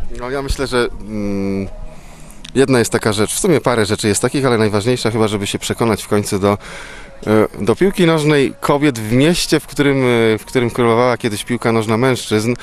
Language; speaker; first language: Polish; native; Polish